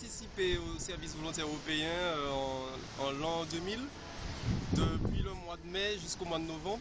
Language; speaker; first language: French; native; French